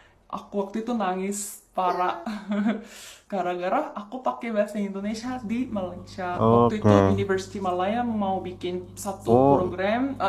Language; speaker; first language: Indonesian; non-native, fluent; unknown